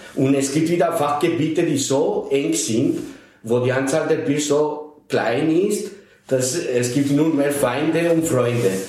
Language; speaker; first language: German; non-native, fluent; Spanish